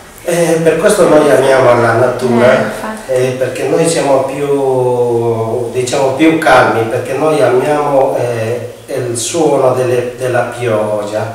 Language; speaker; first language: Italian; non-native, fluent; Spanish